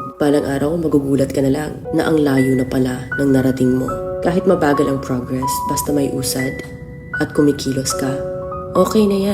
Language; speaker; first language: Filipino; native; Filipino